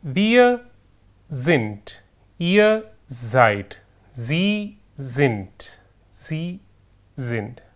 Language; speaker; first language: German; non-native, fluent; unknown